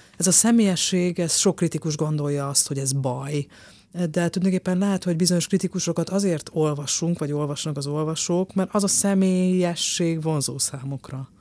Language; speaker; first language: Hungarian; native; Hungarian